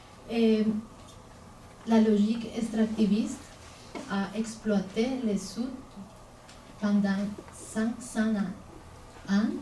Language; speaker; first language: French; non-native, fluent; Spanish